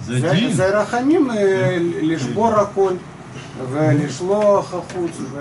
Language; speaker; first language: Hebrew; non-native, fluent; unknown